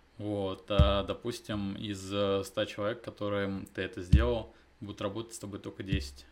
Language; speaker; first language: Russian; native; Russian